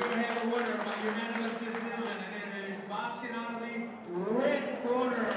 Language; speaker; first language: English; native; English